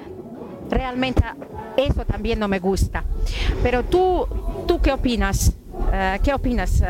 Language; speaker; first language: Spanish; non-native, learner; Serbian